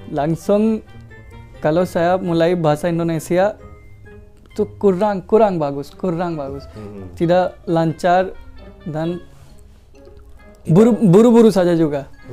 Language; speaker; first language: Indonesian; non-native, learner; Hindi